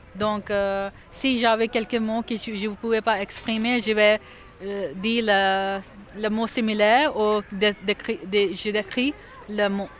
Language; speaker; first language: French; non-native, fluent; Urdu